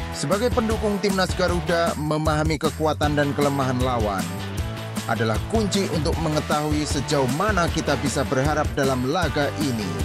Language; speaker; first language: Indonesian; native; Indonesian